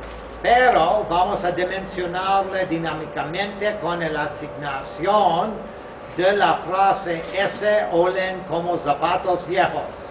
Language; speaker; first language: Spanish; non-native, fluent; English